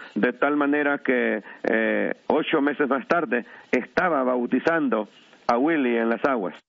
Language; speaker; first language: Spanish; native; Spanish